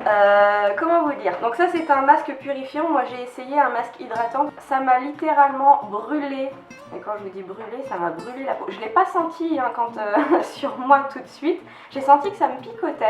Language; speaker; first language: French; native; French